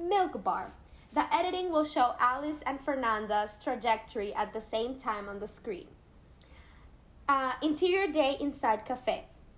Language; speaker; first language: English; non-native, fluent; Spanish